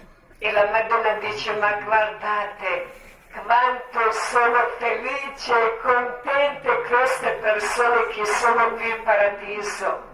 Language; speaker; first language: Italian; non-native, learner; Croatian